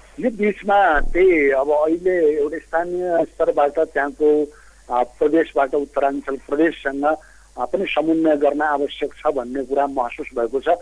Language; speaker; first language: Nepali; native; Nepali